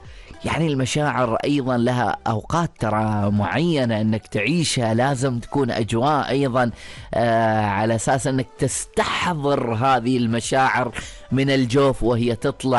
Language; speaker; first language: Arabic; native; Arabic